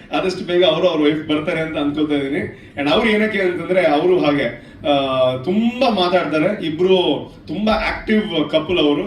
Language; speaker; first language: Kannada; non-native, local second language; Tulu